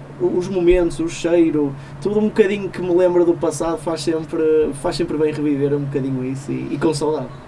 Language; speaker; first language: Portuguese; native; Portuguese